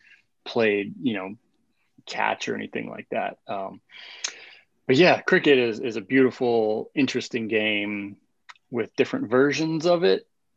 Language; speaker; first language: English; native; English